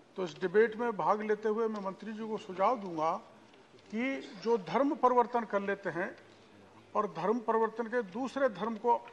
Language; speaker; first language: Hindi; native; Hindi